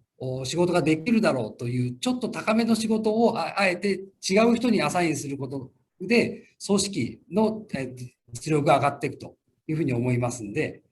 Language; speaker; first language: Japanese; native; Japanese